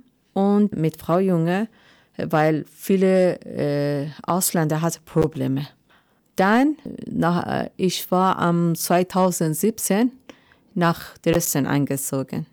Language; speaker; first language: German; non-native, learner; Persian